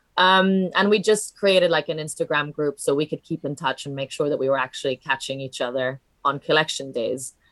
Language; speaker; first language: English; non-native, fluent; Italian